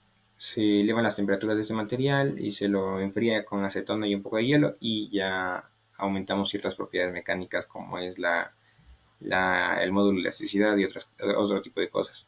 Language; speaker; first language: Spanish; native; Spanish